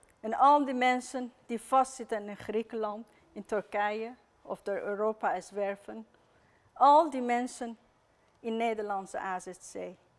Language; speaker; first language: Dutch; non-native, fluent; Persian